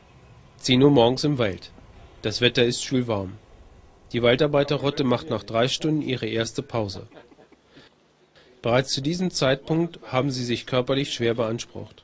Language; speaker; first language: German; native; German